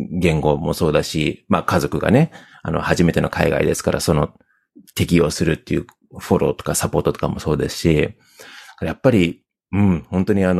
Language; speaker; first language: Japanese; early bilingual, heritage; Japanese